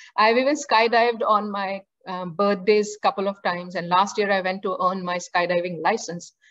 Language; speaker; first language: English; non-native, local second language; Marathi